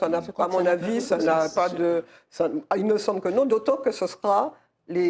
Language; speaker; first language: French; native; French